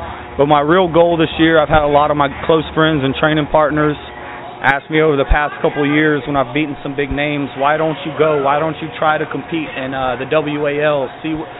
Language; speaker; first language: English; native; English